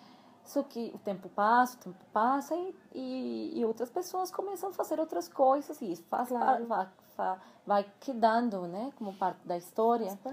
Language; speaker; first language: Portuguese; non-native, fluent; Spanish